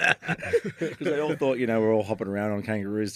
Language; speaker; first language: English; native; English